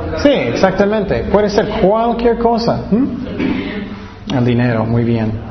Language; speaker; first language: Spanish; non-native, fluent; English